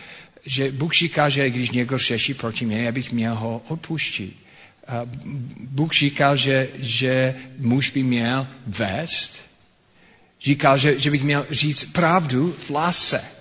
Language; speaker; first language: Czech; non-native, fluent; English